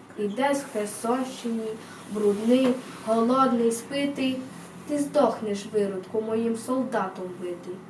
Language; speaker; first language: Ukrainian; native; Ukrainian